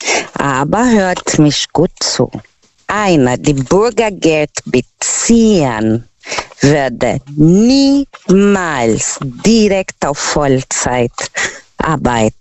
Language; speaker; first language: German; non-native, fluent; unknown